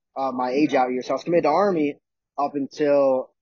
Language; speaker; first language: English; native; English